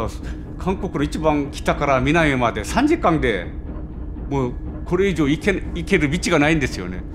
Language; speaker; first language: Japanese; non-native, fluent; Korean